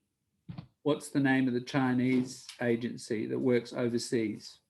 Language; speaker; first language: English; native; English